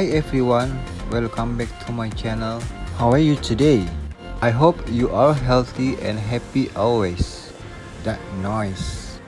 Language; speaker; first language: English; non-native, local second language; Indonesian